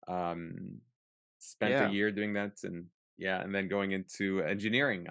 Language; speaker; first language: English; early bilingual, other home language; Arabic